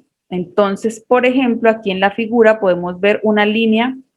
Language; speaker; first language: Spanish; native; Spanish